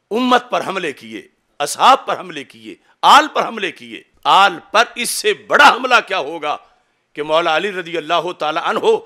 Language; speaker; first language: Urdu; non-native, local second language; Punjabi